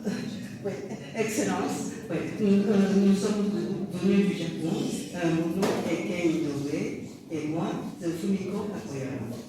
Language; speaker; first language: French; non-native, learner; Japanese